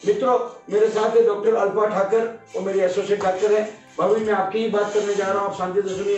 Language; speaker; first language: Hindi; non-native, local second language; Gujarati